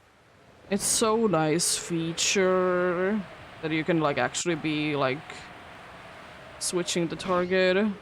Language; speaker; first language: English; non-native, fluent; Finnish